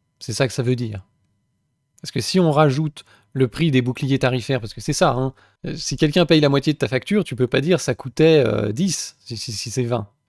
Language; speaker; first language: French; native; French